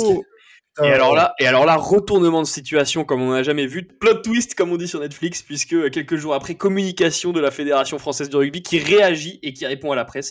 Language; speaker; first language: French; native; French